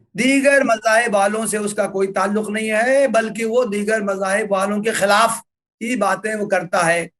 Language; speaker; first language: Urdu; native; Urdu